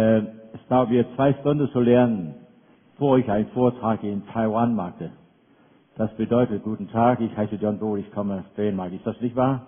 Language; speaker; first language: German; non-native, fluent; Danish